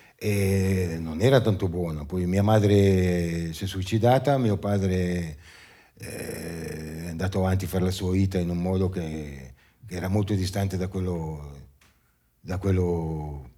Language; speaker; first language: Italian; native; Italian